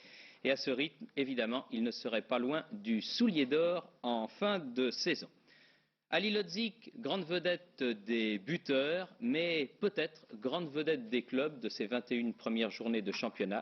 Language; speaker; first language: French; native; French